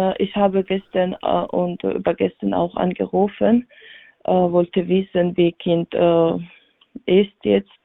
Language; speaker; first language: German; non-native, learner; Georgian